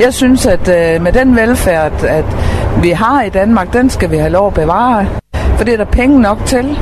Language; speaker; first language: Danish; native; Danish